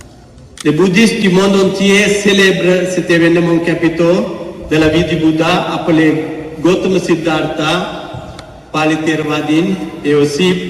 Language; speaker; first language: French; non-native, fluent; Sinhala